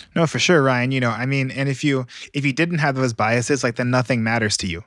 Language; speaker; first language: English; native; English